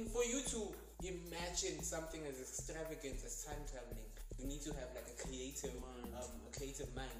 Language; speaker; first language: English; non-native, local second language; Zulu